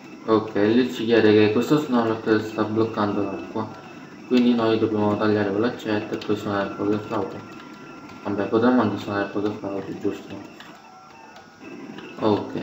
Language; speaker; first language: Italian; native; Italian